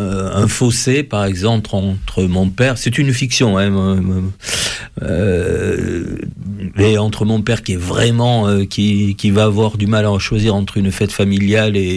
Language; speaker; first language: French; native; French